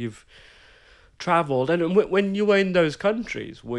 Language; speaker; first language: English; early bilingual, other home language; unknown